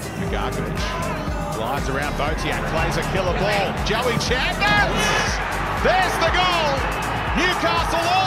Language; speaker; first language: English; native; English